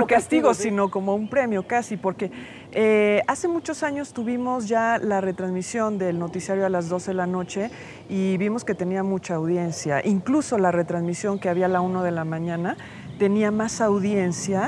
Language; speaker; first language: Spanish; native; Spanish